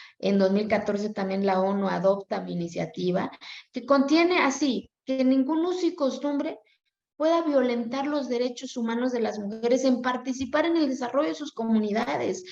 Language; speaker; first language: Spanish; non-native, local second language; Zapotec